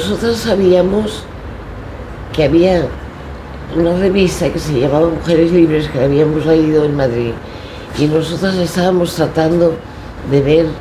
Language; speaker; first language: Spanish; native; Spanish